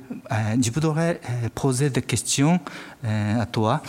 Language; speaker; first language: French; non-native, fluent; Japanese